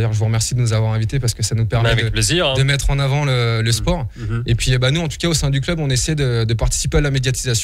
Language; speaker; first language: French; native; French